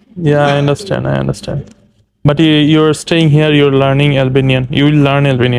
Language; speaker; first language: English; non-native, learner; Bangla